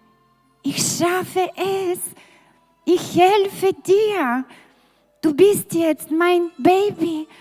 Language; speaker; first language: German; non-native, fluent; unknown